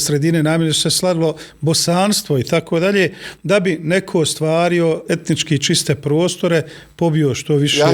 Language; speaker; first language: Bosnian; native; Bosnian